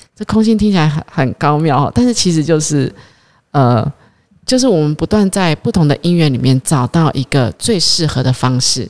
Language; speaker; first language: Chinese; native; Chinese